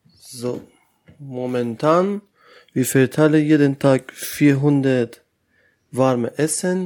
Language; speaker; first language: German; non-native, learner; Persian